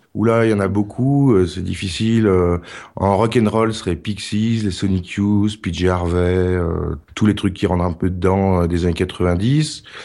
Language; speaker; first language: French; native; French